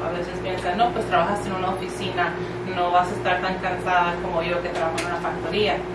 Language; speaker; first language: Spanish; early bilingual, heritage; Spanish